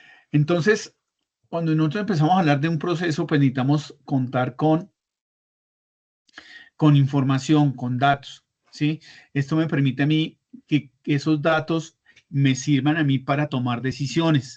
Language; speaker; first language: Spanish; native; Spanish